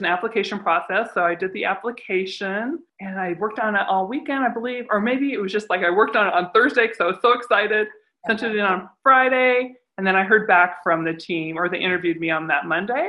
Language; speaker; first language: English; native; English